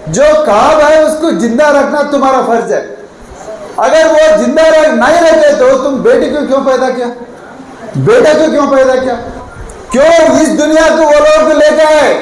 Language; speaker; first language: Hindi; non-native, local second language; Telugu